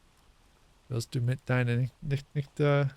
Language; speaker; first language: German; non-native, learner; English